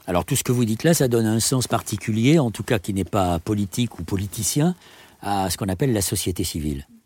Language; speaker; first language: French; native; French